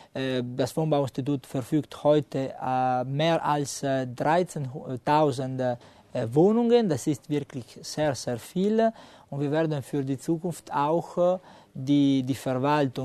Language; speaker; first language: German; non-native, local second language; Italian